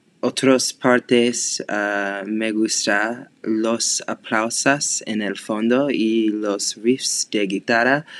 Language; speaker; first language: Spanish; non-native, learner; English